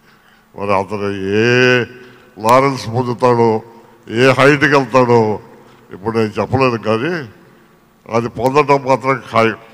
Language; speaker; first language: Telugu; native; Telugu